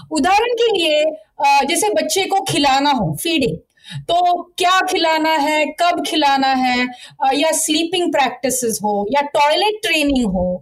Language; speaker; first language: Hindi; non-native, local second language; Marathi